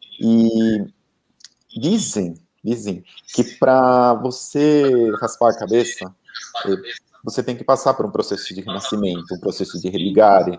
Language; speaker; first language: Portuguese; non-native, fluent; Spanish